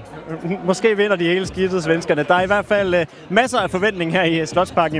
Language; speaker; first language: Danish; native; Danish